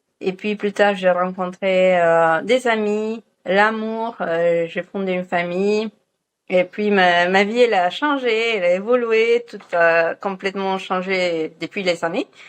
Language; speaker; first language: French; non-native, fluent; Spanish